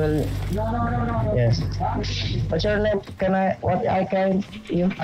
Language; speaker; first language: English; non-native, learner; Indonesian